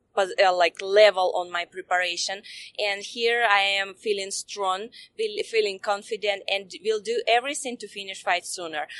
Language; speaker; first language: English; non-native, fluent; Russian